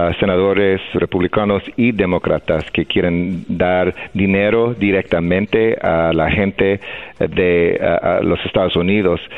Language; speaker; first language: Spanish; non-native, fluent; English